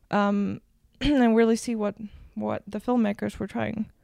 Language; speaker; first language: English; non-native, fluent; German